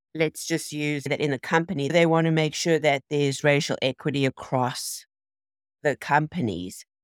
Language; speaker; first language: English; native; English